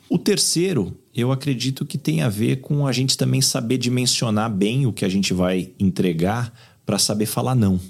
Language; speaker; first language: Portuguese; native; Portuguese